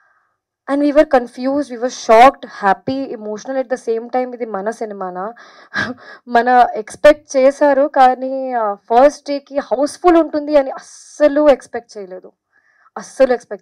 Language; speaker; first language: Telugu; non-native, fluent; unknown